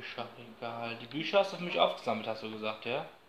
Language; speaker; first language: German; native; German